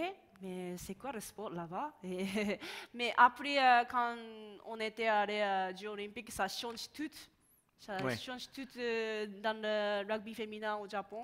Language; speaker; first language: French; non-native, learner; Japanese